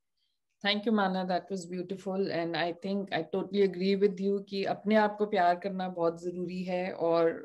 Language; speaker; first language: Hindi; native; Hindi